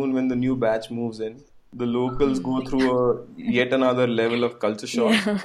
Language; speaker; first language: English; non-native, local second language; Gujarati